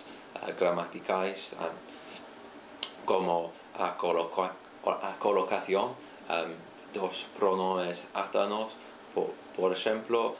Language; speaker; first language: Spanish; non-native, fluent; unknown